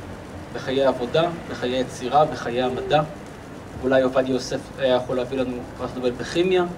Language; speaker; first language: Hebrew; native; Hebrew